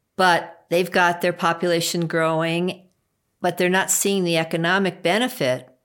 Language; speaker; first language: English; native; English